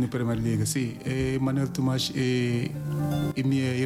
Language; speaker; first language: Portuguese; non-native, learner; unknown